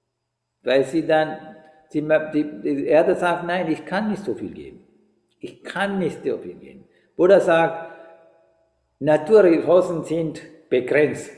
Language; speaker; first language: German; non-native, fluent; Sinhala